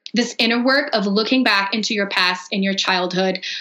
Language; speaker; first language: English; non-native, fluent; Portuguese